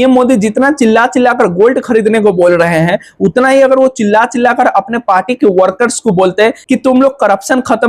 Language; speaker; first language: Hindi; native; Hindi